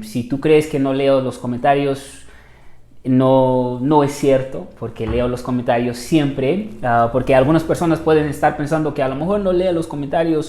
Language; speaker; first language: Spanish; non-native, fluent; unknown